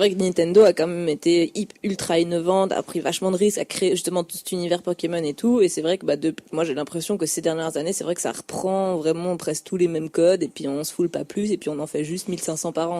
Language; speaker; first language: French; native; French